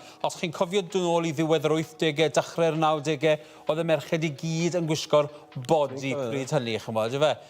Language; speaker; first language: Welsh; native; Welsh